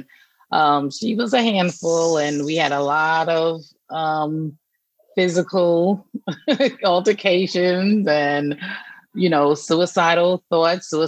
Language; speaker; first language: English; native; English